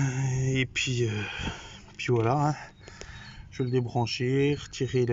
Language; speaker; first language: French; native; French